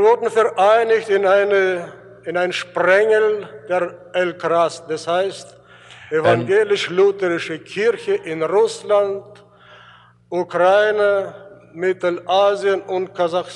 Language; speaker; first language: German; early bilingual, heritage; German